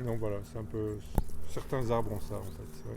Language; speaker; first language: French; native; French